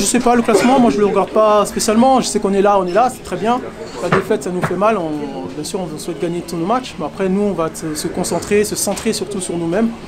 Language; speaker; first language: French; native; French